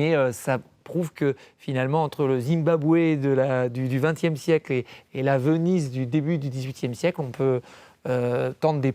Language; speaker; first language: French; native; French